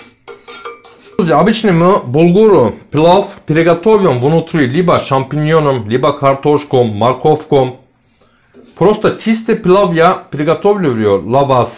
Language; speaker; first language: Russian; non-native, learner; Turkish